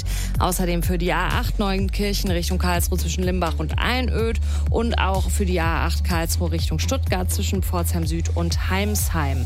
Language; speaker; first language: German; native; German